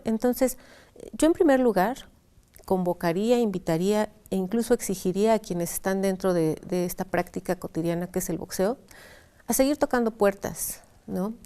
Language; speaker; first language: Spanish; native; Spanish